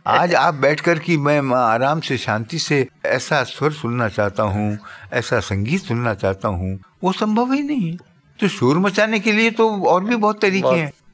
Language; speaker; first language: Hindi; native; Hindi